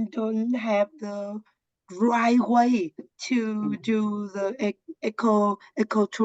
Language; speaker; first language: English; non-native, learner; Vietnamese